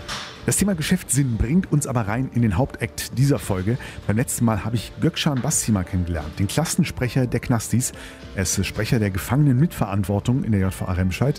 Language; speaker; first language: German; native; German